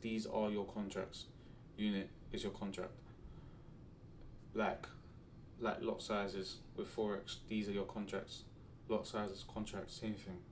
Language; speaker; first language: English; native; English